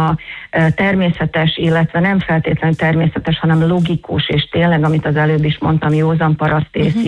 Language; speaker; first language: Hungarian; native; Hungarian